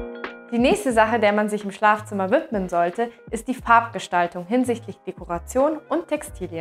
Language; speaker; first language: German; native; German